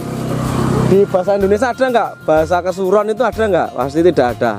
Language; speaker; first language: Indonesian; non-native, local second language; Javanese